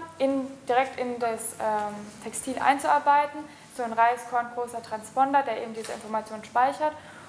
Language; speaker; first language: German; native; German